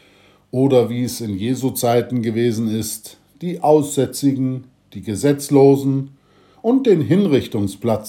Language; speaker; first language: German; native; German